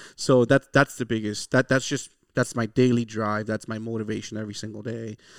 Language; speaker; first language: English; early bilingual, other home language; Spanish